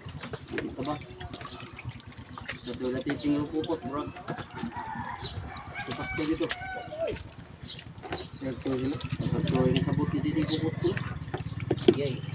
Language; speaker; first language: Filipino; non-native, local second language; Cebuano